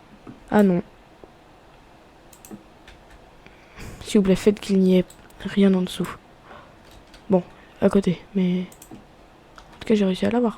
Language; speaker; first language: French; native; French